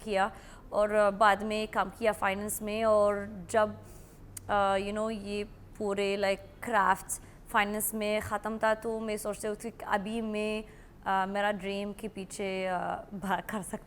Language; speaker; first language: Hindi; non-native, learner; Arabic